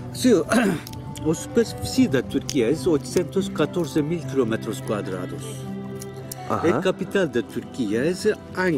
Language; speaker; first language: Portuguese; non-native, learner; Turkish